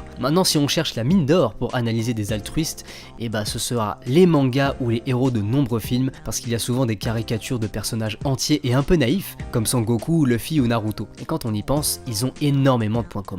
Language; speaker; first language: French; native; French